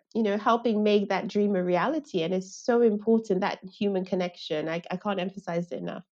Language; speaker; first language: English; non-native, local second language; Yoruba